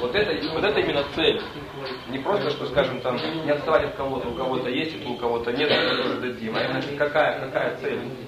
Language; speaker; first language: Russian; native; Russian